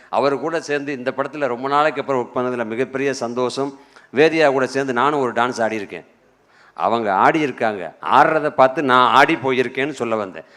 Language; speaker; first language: Tamil; native; Tamil